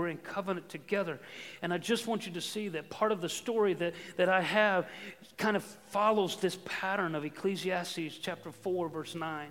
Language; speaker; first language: English; native; English